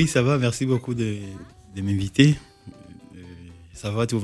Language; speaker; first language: French; non-native, local second language; Kinyarwanda